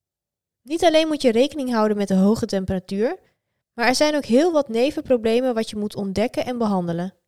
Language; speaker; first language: Dutch; native; Dutch